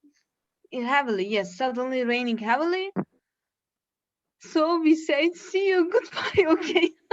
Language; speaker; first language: English; non-native, learner; Turkish